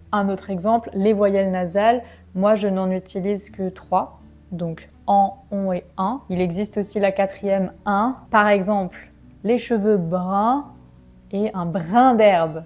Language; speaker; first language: French; native; French